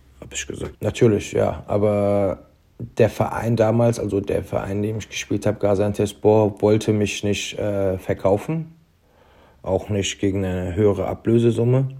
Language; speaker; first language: German; early bilingual, other home language; Turkish